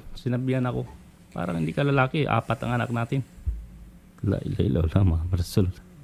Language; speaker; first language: Filipino; non-native, local second language; Cebuano